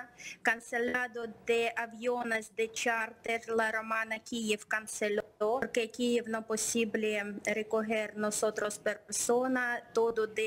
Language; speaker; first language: Spanish; non-native, learner; Ukrainian